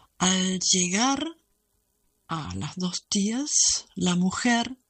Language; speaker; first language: Spanish; non-native, fluent; German